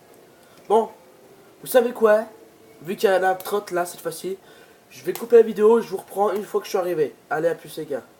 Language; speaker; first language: French; native; French